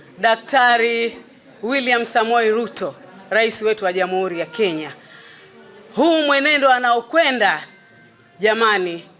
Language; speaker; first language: Swahili; native; Swahili